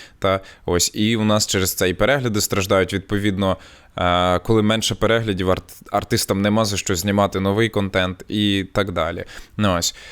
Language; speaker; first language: Ukrainian; non-native, local second language; Russian